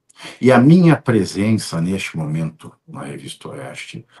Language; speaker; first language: Portuguese; native; Portuguese